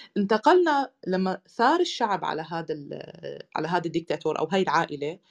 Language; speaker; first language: Arabic; native; Arabic